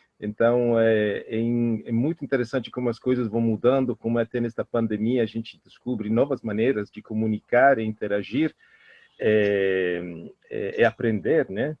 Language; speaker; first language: Portuguese; non-native, fluent; Italian